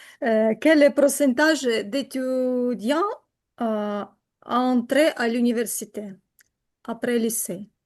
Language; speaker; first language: French; non-native, learner; Ukrainian